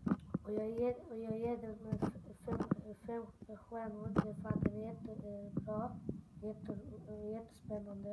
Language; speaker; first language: Swedish; early bilingual, other home language; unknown